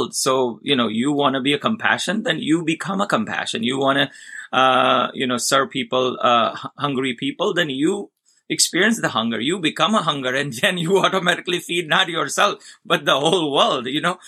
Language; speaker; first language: English; non-native, local second language; Gujarati